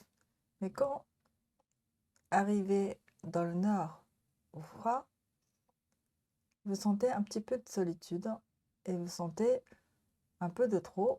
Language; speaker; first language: French; non-native, learner; Japanese